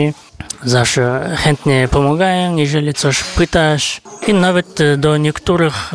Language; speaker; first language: Polish; non-native, fluent; Kazakh